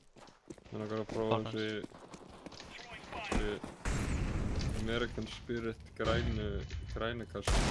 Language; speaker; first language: Icelandic; non-native, learner; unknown